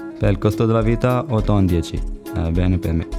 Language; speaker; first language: Italian; non-native, learner; Arabic